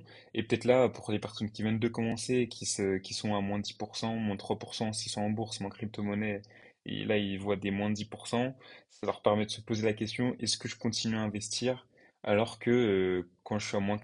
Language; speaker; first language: French; native; French